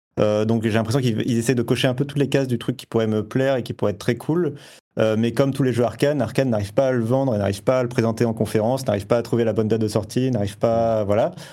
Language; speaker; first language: French; native; French